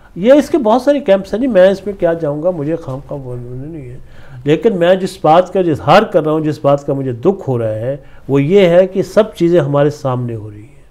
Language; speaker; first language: Urdu; native; Urdu